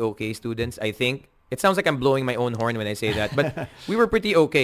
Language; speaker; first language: English; non-native, local second language; Filipino